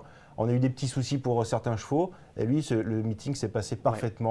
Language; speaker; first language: French; native; French